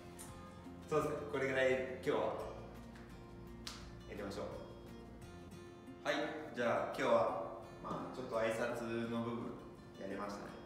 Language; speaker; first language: Japanese; non-native, fluent; Portuguese